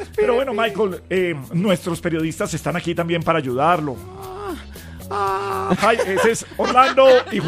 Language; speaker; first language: Spanish; native; Spanish